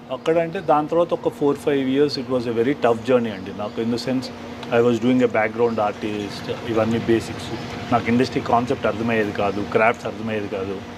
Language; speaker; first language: Telugu; native; Telugu